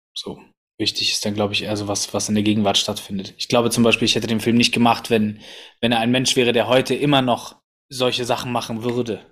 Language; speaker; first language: German; early bilingual, other home language; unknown